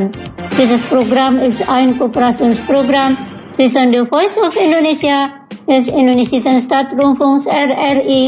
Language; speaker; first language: German; non-native, fluent; Indonesian